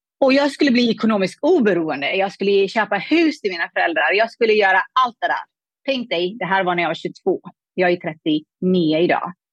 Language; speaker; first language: Swedish; non-native, fluent; Persian